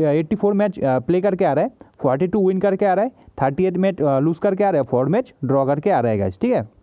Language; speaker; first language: Hindi; native; Hindi